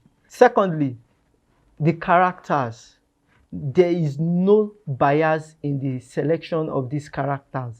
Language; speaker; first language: English; non-native, local second language; Yoruba